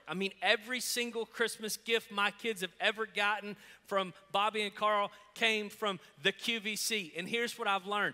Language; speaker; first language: English; native; English